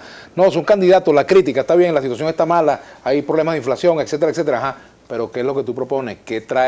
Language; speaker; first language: Spanish; native; Spanish